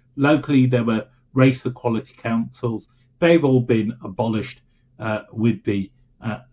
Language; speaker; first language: English; native; English